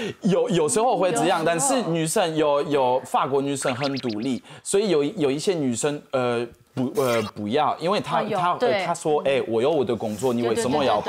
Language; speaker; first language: Chinese; non-native, fluent; French